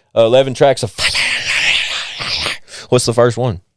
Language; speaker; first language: English; native; English